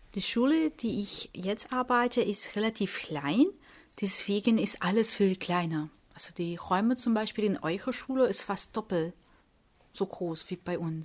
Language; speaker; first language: German; non-native, fluent; Portuguese